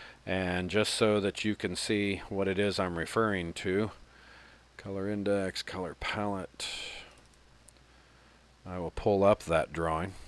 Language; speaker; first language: English; native; English